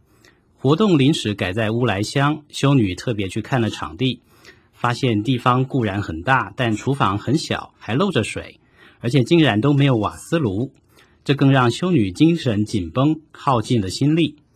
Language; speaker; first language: Chinese; native; Chinese